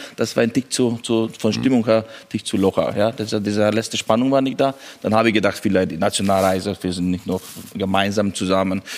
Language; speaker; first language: German; non-native, fluent; Hungarian